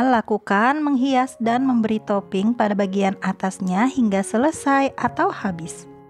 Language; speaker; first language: Indonesian; native; Indonesian